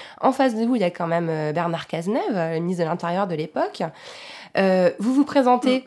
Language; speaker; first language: French; native; French